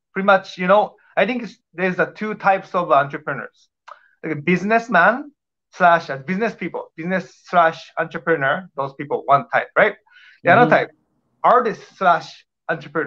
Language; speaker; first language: English; non-native, fluent; Japanese